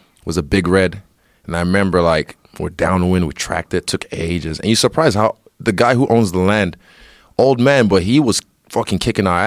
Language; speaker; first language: English; native; English